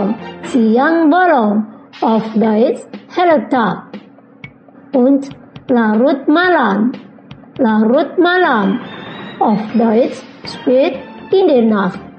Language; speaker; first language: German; non-native, fluent; Indonesian